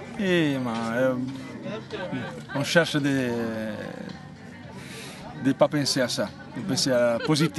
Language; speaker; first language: French; non-native, fluent; Italian